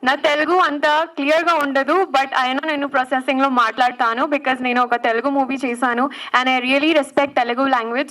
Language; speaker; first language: Telugu; non-native, learner; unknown